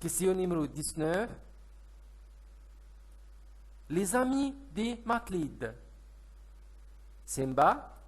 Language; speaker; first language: French; non-native, fluent; Arabic